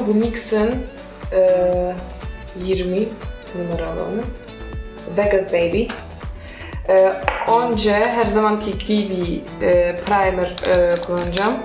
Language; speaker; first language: Turkish; non-native, fluent; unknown